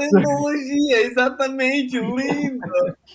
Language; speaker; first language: Portuguese; non-native, fluent; Italian